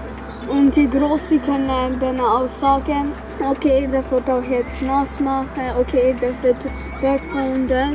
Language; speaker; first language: German; early bilingual, other home language; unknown